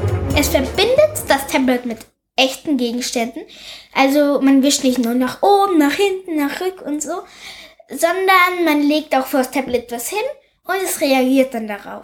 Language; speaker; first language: German; native; German